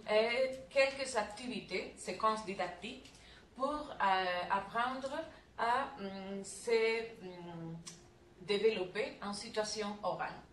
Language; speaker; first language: French; non-native, learner; Spanish